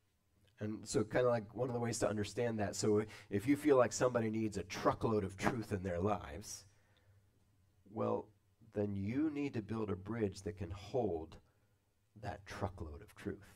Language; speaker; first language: English; native; English